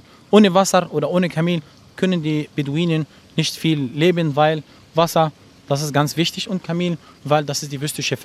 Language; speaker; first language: German; non-native, learner; Arabic